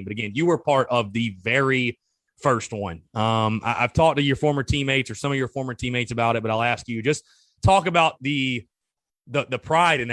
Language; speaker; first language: English; native; English